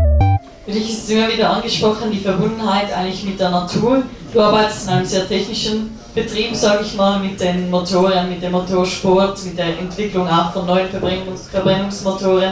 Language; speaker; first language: German; native; German